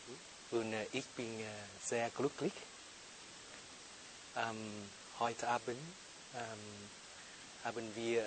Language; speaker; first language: German; non-native, learner; Vietnamese